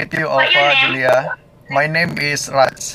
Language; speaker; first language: English; non-native, learner; Indonesian